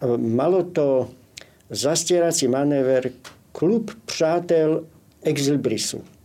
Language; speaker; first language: Slovak; native; Slovak